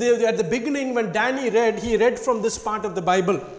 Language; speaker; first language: English; non-native, local second language; Tamil